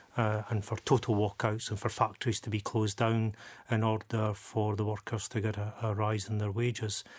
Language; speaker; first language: English; native; English